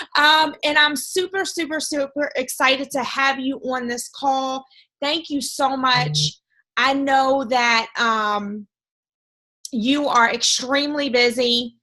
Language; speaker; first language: English; native; English